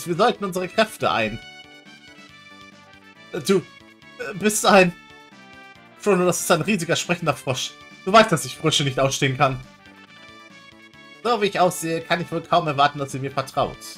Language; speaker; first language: German; native; German